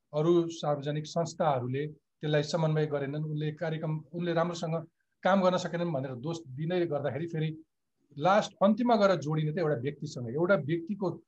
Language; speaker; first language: Nepali; native; Nepali